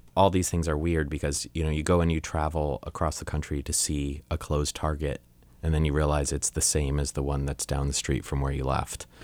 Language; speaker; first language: English; native; English